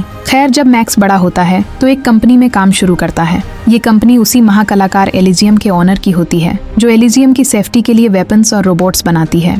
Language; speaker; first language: Hindi; native; Hindi